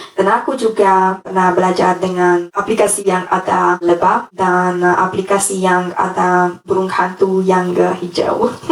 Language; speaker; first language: Indonesian; non-native, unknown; Hungarian